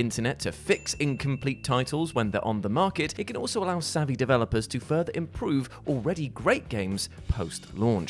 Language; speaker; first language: English; native; English